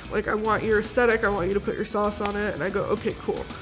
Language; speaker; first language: English; native; English